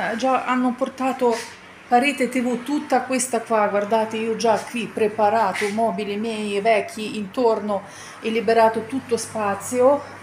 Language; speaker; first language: Italian; non-native, fluent; Ukrainian